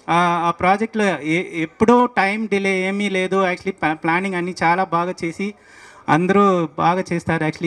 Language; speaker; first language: Telugu; non-native, learner; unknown